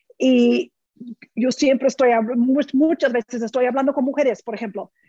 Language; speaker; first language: Spanish; non-native, fluent; English